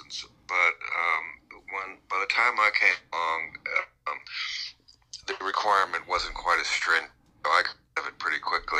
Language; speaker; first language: English; native; English